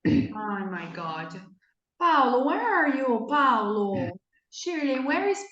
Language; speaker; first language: English; non-native, fluent; Portuguese